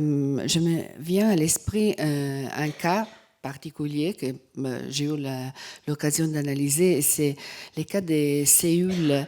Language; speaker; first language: French; non-native, fluent; Italian